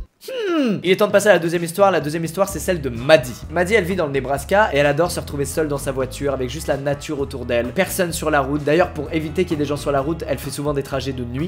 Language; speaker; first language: French; native; French